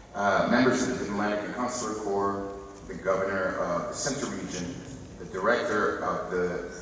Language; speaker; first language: English; native; English